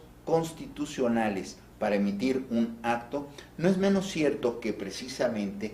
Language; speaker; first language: Spanish; native; Spanish